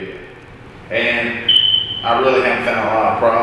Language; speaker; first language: English; native; English